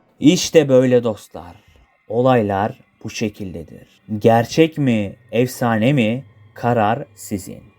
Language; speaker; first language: Turkish; native; Turkish